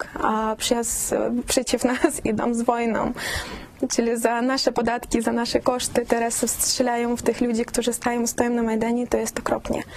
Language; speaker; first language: Polish; non-native, fluent; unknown